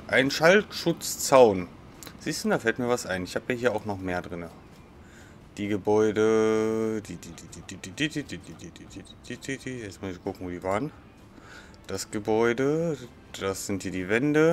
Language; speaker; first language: German; native; German